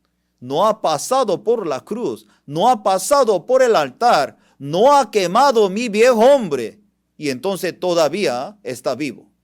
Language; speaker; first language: Spanish; non-native, fluent; Korean